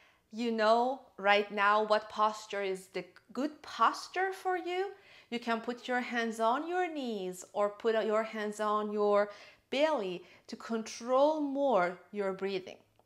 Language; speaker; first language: English; non-native, fluent; Persian